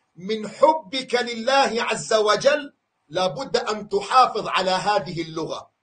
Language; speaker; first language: Arabic; non-native, local second language; Kurdish